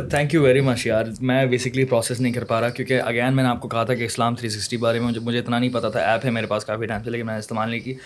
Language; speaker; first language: Urdu; native; Urdu